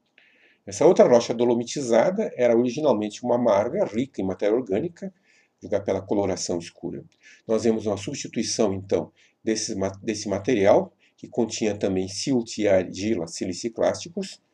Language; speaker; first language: Portuguese; native; Portuguese